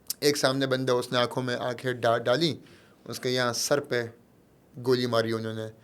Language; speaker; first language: Urdu; early bilingual, heritage; Arabic